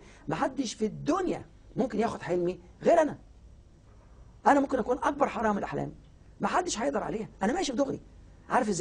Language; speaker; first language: Arabic; native; Arabic